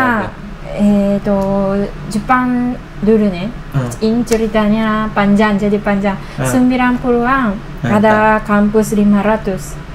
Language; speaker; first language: Indonesian; non-native, learner; Japanese